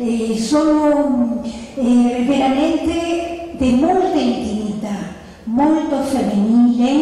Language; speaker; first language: Italian; non-native, fluent; Spanish